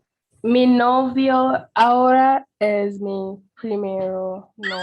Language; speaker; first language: Spanish; non-native, learner; English